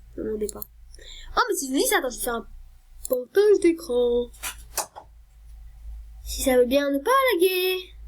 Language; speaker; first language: French; native; French